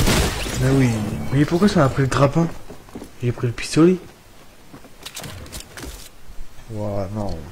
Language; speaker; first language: French; native; French